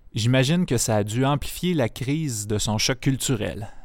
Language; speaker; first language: French; native; French